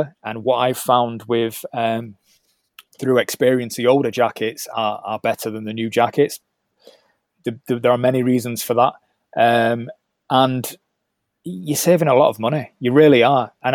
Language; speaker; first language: English; native; English